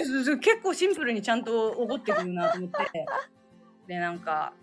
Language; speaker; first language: Japanese; native; Japanese